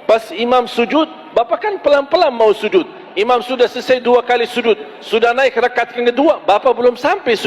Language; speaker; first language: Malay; non-native, fluent; Arabic